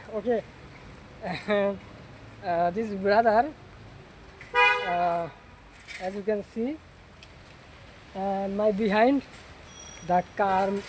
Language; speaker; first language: English; non-native, learner; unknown